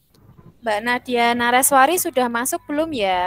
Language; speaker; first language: Indonesian; native; Indonesian